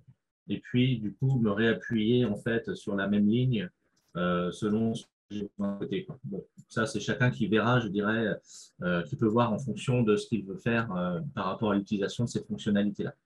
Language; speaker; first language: French; native; French